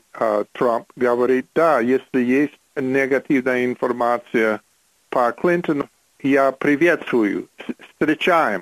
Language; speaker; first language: Russian; non-native, fluent; English